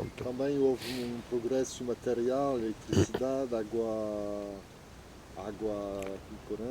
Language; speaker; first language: Portuguese; non-native, fluent; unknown